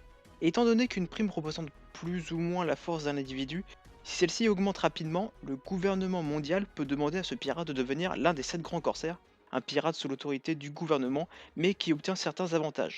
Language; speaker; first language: French; native; French